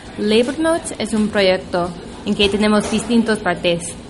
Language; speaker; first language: Spanish; non-native, fluent; English